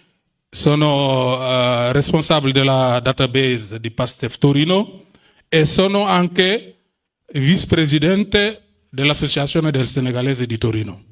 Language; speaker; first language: Italian; non-native, fluent; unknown